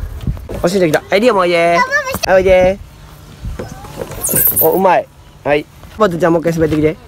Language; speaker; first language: Japanese; native; Japanese